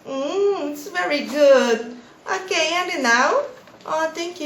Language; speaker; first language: English; non-native, learner; Portuguese